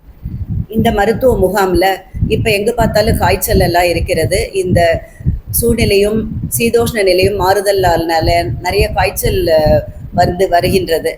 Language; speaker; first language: Tamil; native; Tamil